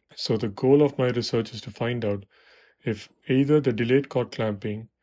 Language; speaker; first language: English; non-native, local second language; Tamil